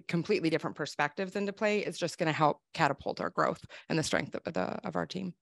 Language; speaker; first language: English; native; English